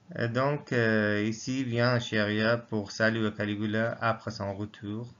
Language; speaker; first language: French; non-native, local second language; Arabic